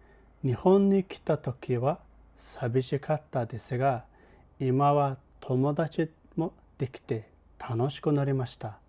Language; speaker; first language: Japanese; non-native, fluent; Mongolian